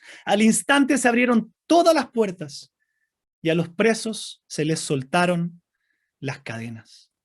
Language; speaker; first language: Spanish; native; Spanish